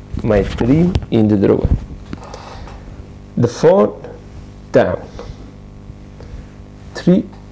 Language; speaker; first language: English; non-native, learner; Italian